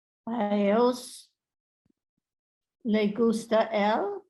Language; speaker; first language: Spanish; non-native, learner; English